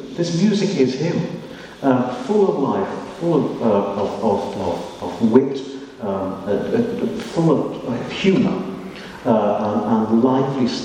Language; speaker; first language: English; native; English